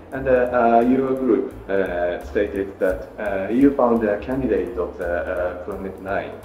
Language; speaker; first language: English; non-native, fluent; Japanese